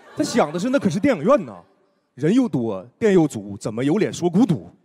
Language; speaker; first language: Chinese; native; Chinese